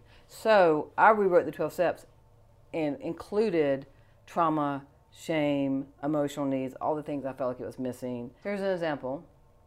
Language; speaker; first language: English; native; English